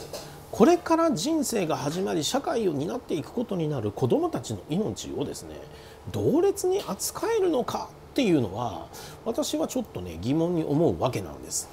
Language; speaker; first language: Japanese; native; Japanese